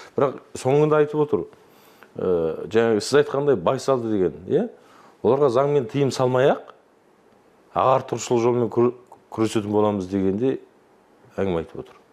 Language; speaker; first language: Kazakh; native; Kazakh